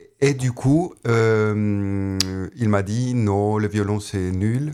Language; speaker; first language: French; non-native, fluent; Spanish